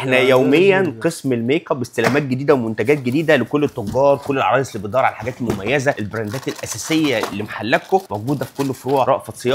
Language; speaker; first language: Arabic; native; Arabic